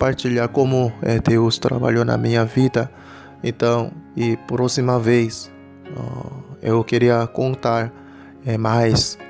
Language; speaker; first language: Portuguese; non-native, learner; Korean